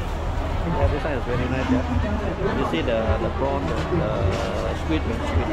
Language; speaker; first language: English; non-native, local second language; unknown